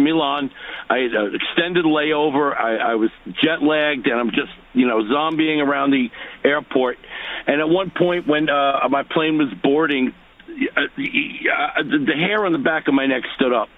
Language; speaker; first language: English; native; English